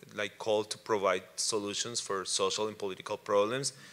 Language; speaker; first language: English; non-native, fluent; Spanish